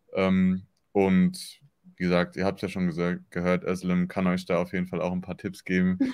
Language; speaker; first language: German; native; German